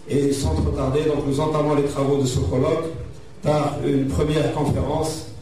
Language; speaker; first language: French; non-native, local second language; Arabic